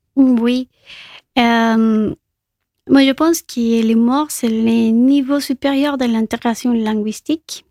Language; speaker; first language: French; non-native, fluent; Spanish